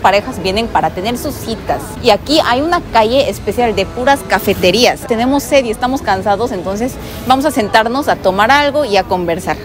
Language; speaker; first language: Spanish; non-native, fluent; Korean